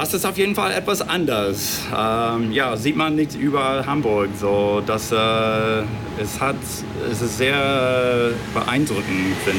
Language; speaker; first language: German; non-native, learner; English